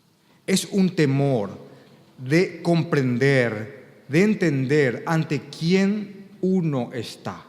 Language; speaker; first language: Spanish; native; Spanish